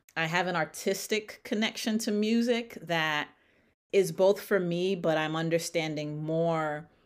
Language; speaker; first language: English; native; English